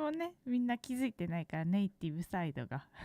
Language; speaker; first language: Japanese; native; Japanese